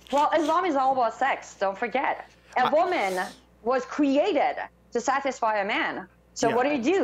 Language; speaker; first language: English; non-native, fluent; Persian